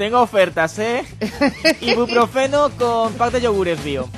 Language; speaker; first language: Spanish; native; Spanish